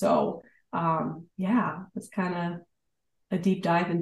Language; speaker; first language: English; native; English